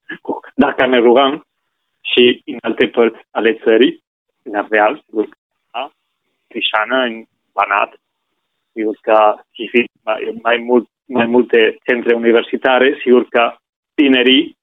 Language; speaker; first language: Romanian; non-native, fluent; Spanish